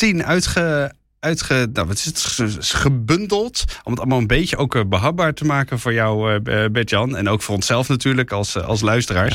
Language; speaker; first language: Dutch; native; Dutch